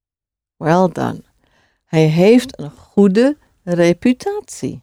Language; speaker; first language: Dutch; non-native, fluent; English